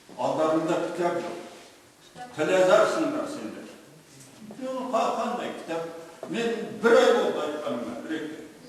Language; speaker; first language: Kazakh; native; Kazakh